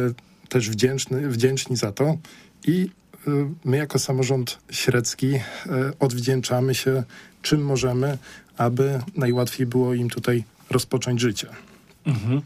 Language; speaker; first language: Polish; native; Polish